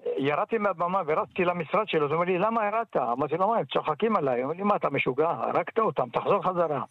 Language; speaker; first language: Hebrew; early bilingual, other home language; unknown